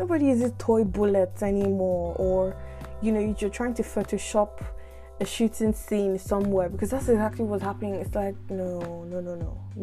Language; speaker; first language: English; non-native, local second language; Igbo